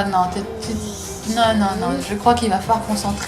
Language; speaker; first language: French; native; French